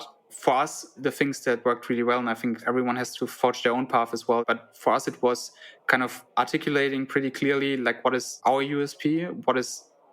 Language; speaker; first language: English; non-native, fluent; German